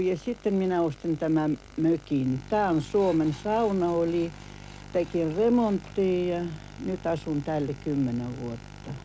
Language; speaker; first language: Finnish; early bilingual, heritage; Finnish